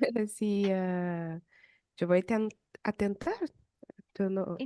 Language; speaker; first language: Spanish; non-native, learner; Portuguese